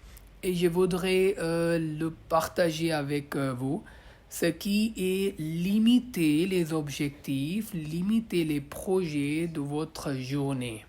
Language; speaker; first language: French; non-native, learner; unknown